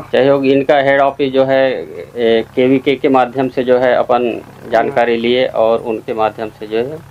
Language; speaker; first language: Hindi; native; Hindi